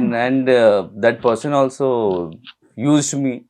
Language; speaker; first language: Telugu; non-native, local second language; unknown